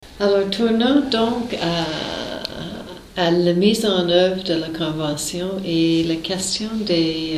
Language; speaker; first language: French; native; French